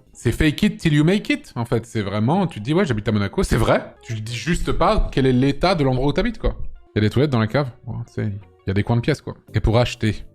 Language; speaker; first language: French; native; French